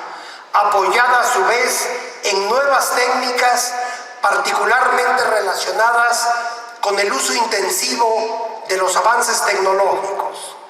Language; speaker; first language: Spanish; native; Spanish